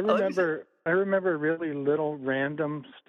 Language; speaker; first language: English; native; English